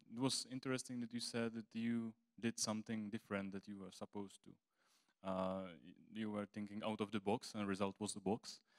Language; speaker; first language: English; non-native, fluent; Czech